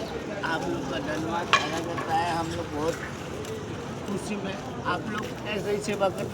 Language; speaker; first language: Hindi; non-native, local second language; Odia